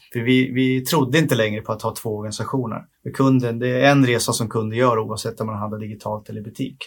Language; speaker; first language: Swedish; native; Swedish